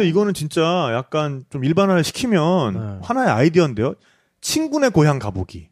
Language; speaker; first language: Korean; native; Korean